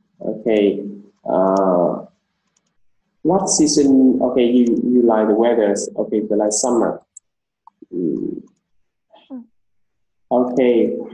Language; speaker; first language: English; non-native, learner; Vietnamese